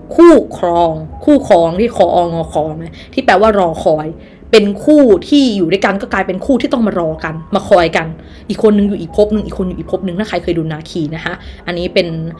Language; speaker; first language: Thai; native; Thai